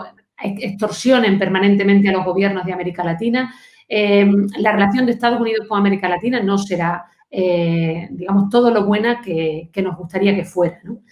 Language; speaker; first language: Spanish; native; Spanish